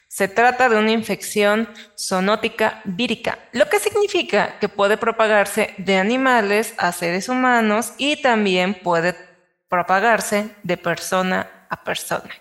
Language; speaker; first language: Spanish; native; Spanish